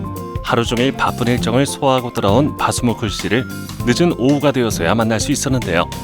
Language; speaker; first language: Korean; native; Korean